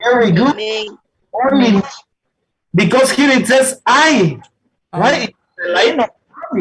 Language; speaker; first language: English; non-native, fluent; Spanish